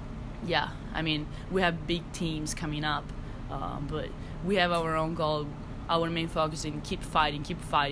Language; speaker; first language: English; non-native, fluent; Italian